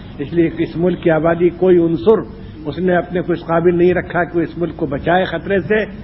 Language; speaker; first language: Urdu; native; Urdu